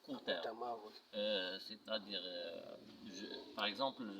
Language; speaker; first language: French; non-native, local second language; Arabic